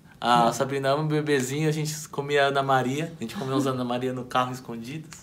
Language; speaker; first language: Portuguese; native; Portuguese